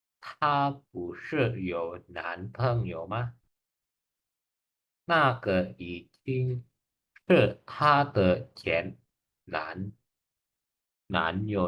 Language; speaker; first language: Chinese; non-native, learner; Indonesian